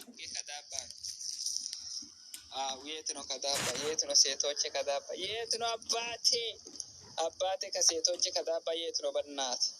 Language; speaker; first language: Amharic; non-native, local second language; Oromo